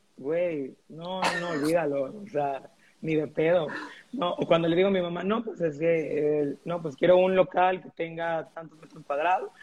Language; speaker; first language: Spanish; native; Spanish